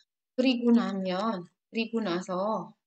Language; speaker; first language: Korean; non-native, fluent; Indonesian